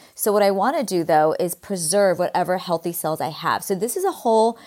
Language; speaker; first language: English; native; English